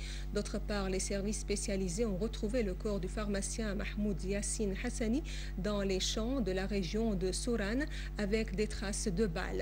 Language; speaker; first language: French; non-native, fluent; Arabic